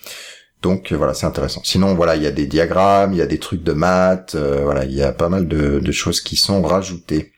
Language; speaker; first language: French; native; French